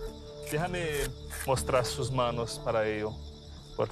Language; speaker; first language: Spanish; non-native, fluent; Portuguese